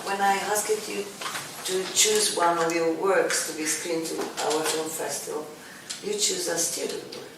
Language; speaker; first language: English; non-native, fluent; Italian